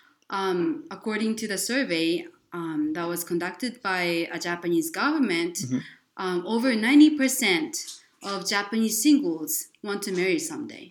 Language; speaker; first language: English; non-native, fluent; Japanese